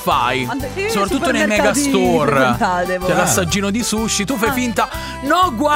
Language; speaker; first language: Italian; native; Italian